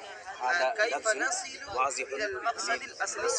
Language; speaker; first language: Arabic; non-native, learner; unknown